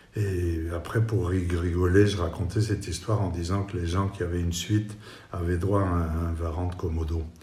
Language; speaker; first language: French; non-native, fluent; Spanish